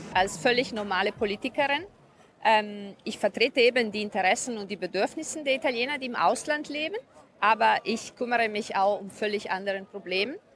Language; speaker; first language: German; non-native, fluent; Italian